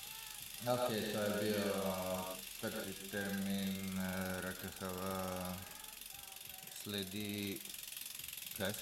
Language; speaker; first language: English; non-native, learner; Slovenian